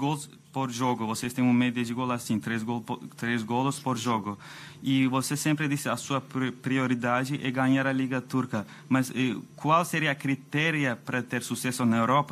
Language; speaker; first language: Portuguese; non-native, fluent; Turkish